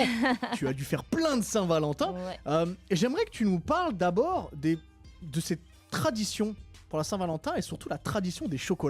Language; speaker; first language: French; native; French